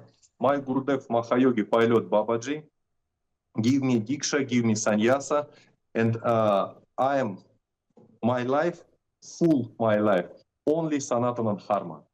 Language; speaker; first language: English; non-native, learner; Russian